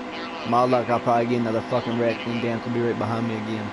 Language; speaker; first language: English; native; English